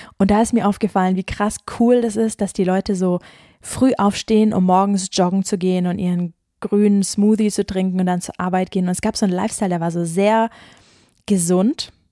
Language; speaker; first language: German; native; German